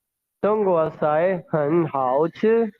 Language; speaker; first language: Chinese; non-native, learner; Hindi